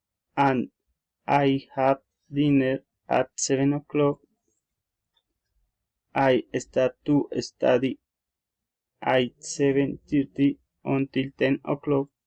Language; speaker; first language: English; non-native, learner; Spanish